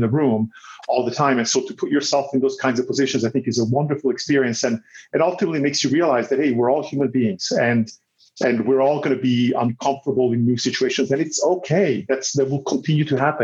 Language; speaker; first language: English; non-native, fluent; Italian